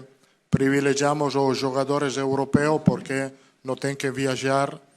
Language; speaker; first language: Portuguese; non-native, learner; Italian